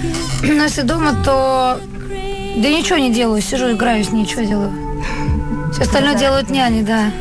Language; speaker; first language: Russian; native; Russian